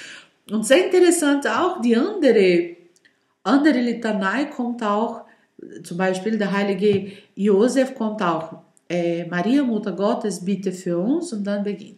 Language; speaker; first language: German; non-native, learner; Portuguese